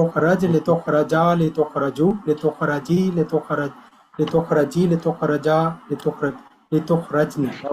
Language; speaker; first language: Arabic; non-native, learner; Urdu